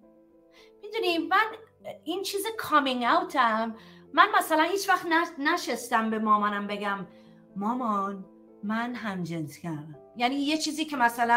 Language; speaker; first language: Persian; early bilingual, heritage; Persian